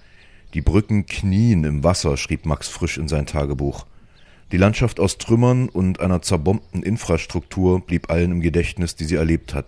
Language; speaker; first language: German; native; German